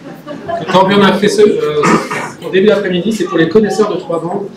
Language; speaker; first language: French; native; French